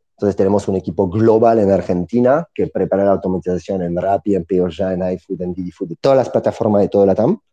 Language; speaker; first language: Spanish; non-native, fluent; French